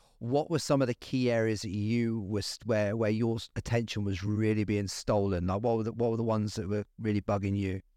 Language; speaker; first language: English; native; English